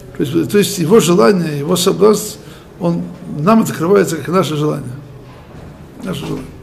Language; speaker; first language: Russian; early bilingual, heritage; Russian